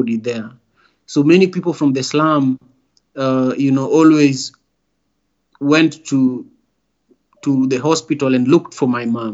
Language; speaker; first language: English; non-native, local second language; Luo (Kenya and Tanzania)